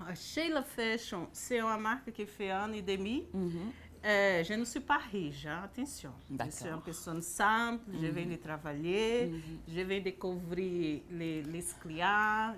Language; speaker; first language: French; non-native, learner; Portuguese